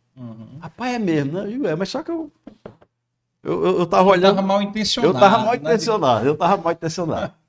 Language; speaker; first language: Portuguese; native; Portuguese